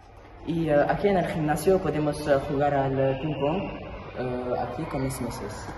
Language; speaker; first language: Spanish; non-native, learner; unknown